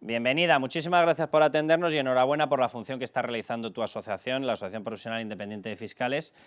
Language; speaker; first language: Spanish; native; Spanish